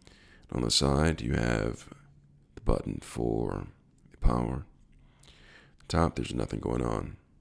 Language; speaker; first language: English; native; English